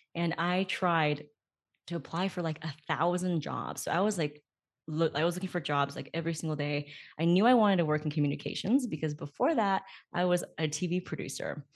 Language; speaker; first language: English; native; English